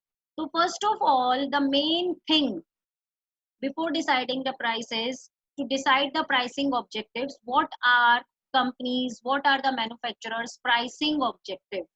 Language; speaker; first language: English; non-native, local second language; Hindi